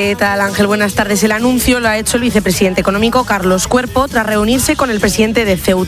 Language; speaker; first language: Spanish; native; Spanish